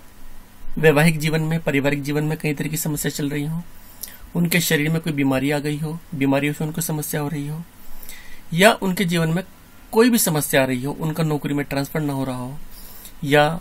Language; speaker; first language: Hindi; native; Hindi